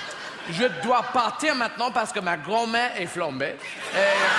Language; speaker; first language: French; non-native, learner; English